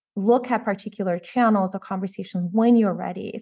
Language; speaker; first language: English; non-native, fluent; Portuguese